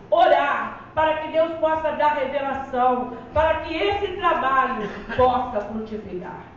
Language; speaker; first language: Portuguese; native; Portuguese